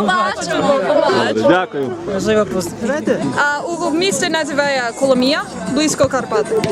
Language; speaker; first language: Ukrainian; non-native, learner; English